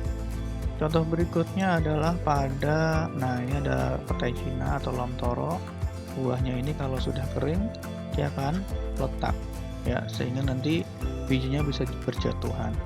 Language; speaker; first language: Indonesian; native; Indonesian